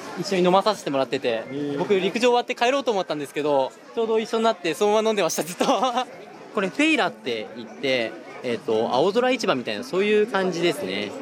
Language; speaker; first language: Japanese; native; Japanese